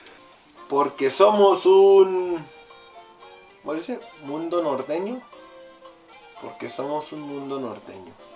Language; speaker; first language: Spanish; early bilingual, heritage; Spanish